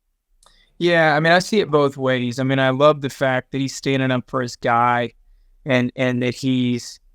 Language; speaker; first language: English; native; English